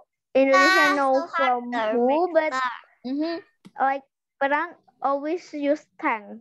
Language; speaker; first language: English; non-native, learner; Indonesian